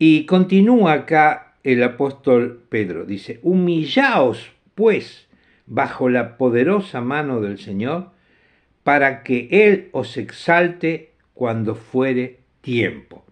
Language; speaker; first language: Spanish; non-native, fluent; Italian